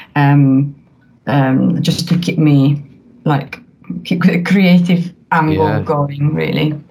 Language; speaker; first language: English; non-native, fluent; Italian